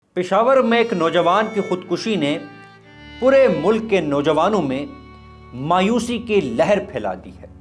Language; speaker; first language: Urdu; non-native, local second language; Pashto